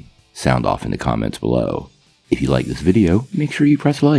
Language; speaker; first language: English; native; English